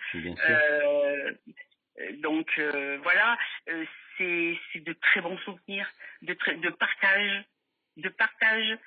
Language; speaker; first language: French; native; French